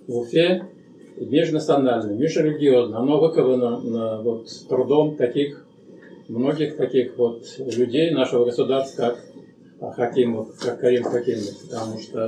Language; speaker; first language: Russian; native; Russian